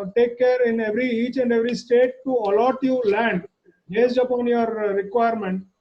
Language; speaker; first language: English; non-native, local second language; Kannada